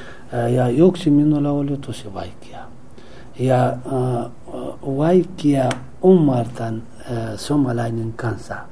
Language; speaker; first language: Finnish; non-native, learner; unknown